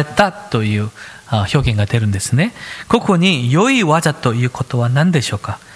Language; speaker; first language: Japanese; non-native, fluent; Korean